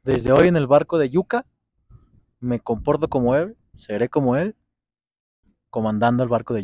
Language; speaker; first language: Spanish; native; Spanish